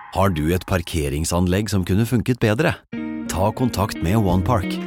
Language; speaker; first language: Norwegian; native; Norwegian